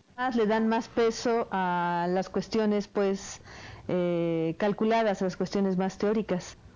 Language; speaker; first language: Spanish; native; Spanish